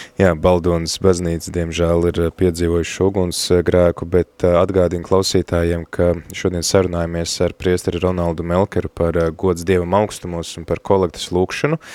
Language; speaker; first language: Latvian; native; Latvian